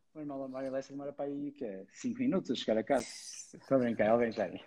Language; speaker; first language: Portuguese; native; Portuguese